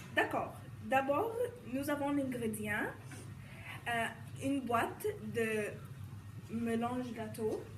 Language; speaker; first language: French; non-native, learner; English